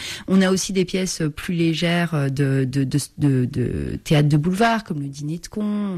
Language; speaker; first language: French; native; French